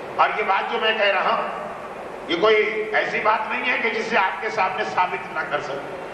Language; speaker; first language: Urdu; native; Urdu